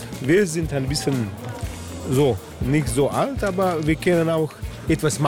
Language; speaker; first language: German; non-native, learner; Slovenian